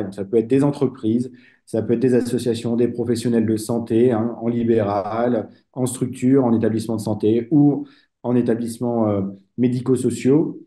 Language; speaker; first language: French; native; French